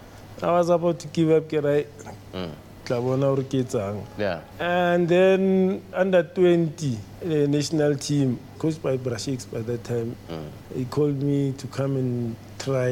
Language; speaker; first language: English; non-native, local second language; Southern Sotho